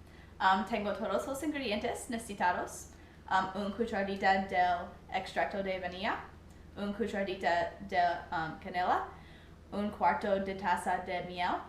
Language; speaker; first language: Spanish; non-native, learner; English